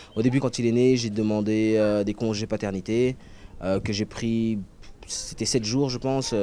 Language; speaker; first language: French; native; French